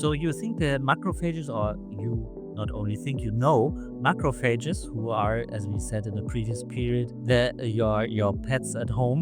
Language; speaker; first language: English; non-native, fluent; German